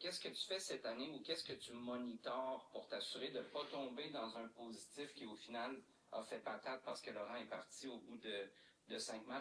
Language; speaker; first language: French; native; French